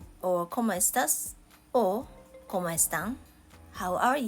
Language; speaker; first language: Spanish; non-native, learner; Japanese